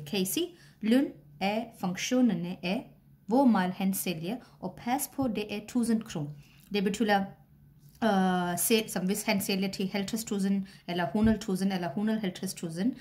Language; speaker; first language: Danish; non-native, fluent; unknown